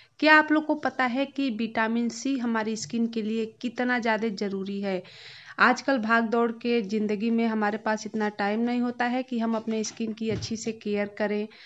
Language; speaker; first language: Hindi; native; Hindi